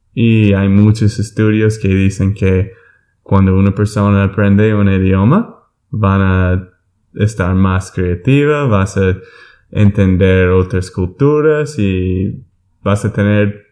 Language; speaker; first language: Spanish; non-native, learner; English